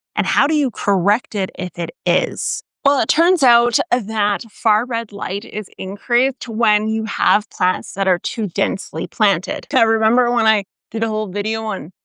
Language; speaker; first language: English; native; English